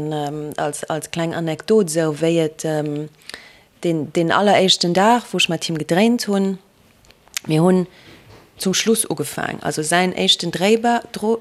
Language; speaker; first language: Luxembourgish; native; Luxembourgish